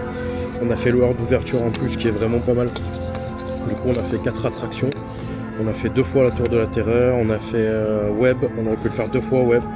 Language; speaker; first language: French; native; French